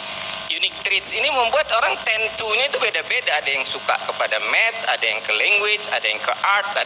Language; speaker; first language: Indonesian; native; Indonesian